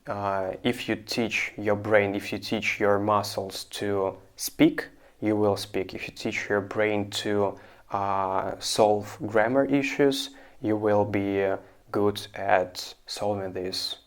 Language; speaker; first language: English; non-native, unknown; Russian